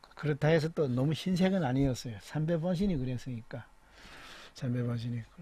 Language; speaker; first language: Korean; native; Korean